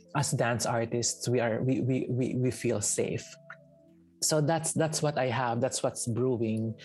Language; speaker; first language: English; non-native, local second language; Filipino